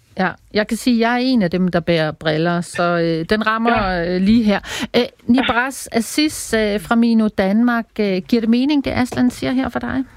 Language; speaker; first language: Danish; native; Danish